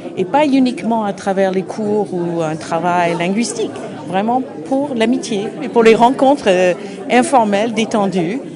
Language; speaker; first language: French; non-native, fluent; English